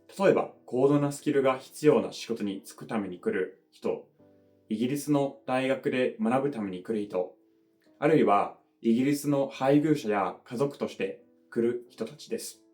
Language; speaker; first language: Japanese; non-native, fluent; English